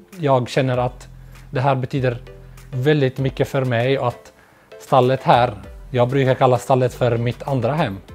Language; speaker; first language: Swedish; non-native, fluent; Arabic